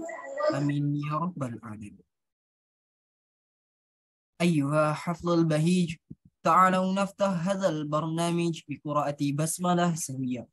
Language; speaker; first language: Arabic; non-native, learner; Indonesian